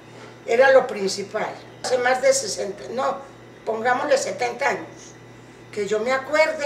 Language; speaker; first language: Spanish; native; Spanish